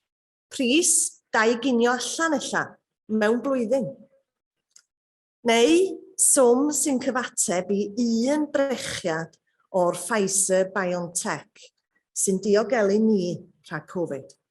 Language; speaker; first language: Welsh; native; Welsh